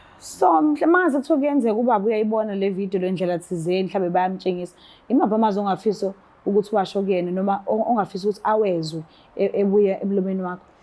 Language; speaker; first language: Zulu; native; Zulu